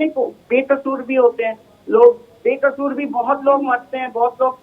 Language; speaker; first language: Hindi; native; Hindi